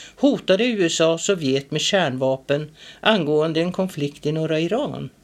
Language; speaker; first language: Swedish; native; Swedish